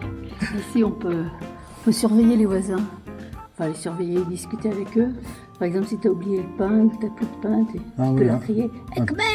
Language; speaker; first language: French; native; French